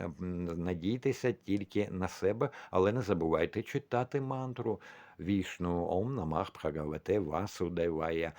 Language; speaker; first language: Ukrainian; non-native, local second language; Russian